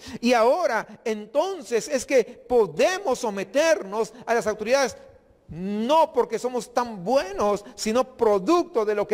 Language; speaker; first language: Spanish; native; Spanish